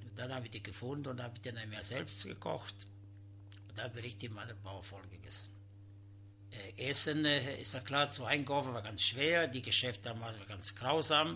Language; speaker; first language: German; non-native, learner; Italian